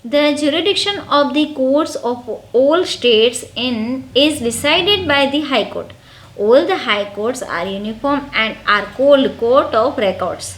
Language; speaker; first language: English; non-native, local second language; Gujarati